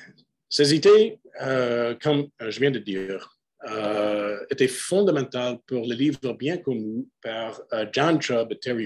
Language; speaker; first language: French; non-native, fluent; English